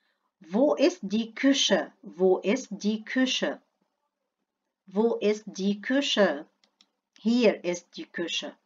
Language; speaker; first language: German; non-native, fluent; Arabic